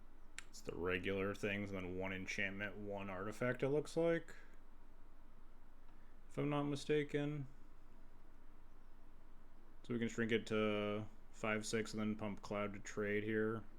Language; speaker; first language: English; native; English